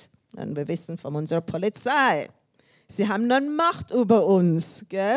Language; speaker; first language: German; non-native, learner; English